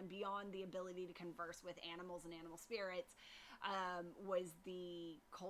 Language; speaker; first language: English; native; English